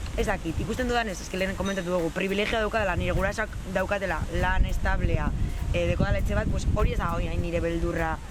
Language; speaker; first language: Basque; native; Basque